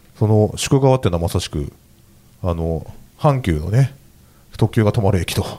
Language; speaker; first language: Japanese; native; Japanese